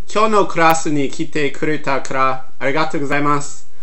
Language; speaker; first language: Japanese; non-native, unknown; English